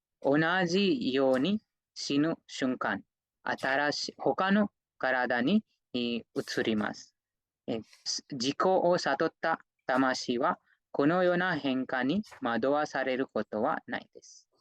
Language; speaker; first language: Japanese; non-native, fluent; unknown